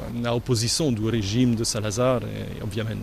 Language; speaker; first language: Portuguese; non-native, learner; French